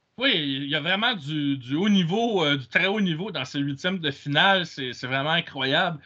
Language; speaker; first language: French; native; French